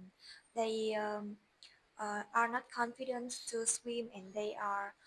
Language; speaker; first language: English; non-native, learner; Vietnamese